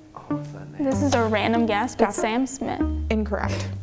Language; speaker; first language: English; native; English